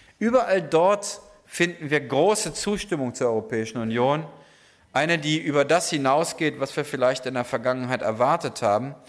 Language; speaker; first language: German; native; German